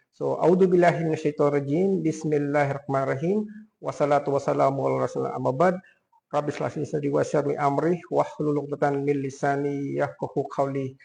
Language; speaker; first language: Filipino; non-native, local second language; Pampanga